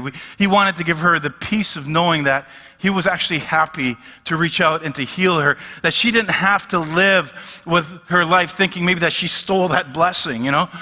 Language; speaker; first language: English; native; English